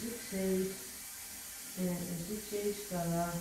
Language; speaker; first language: Greek; early bilingual, other home language; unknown